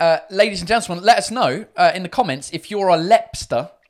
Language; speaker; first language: English; native; English